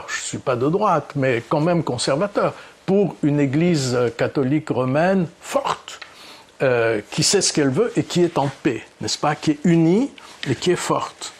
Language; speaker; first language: French; early bilingual, other home language; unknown